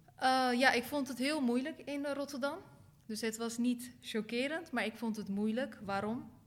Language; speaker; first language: Dutch; early bilingual, other home language; Turkish